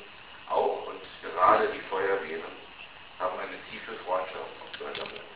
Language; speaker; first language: German; native; German